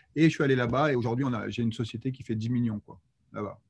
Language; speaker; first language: French; native; French